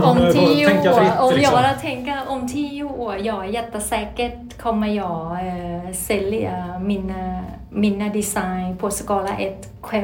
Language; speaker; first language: Swedish; non-native, learner; Thai